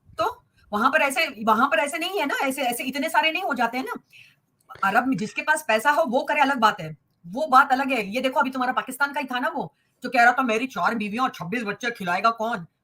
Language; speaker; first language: Hindi; native; Hindi